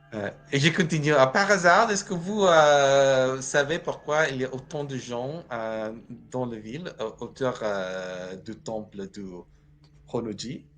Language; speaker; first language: French; non-native, learner; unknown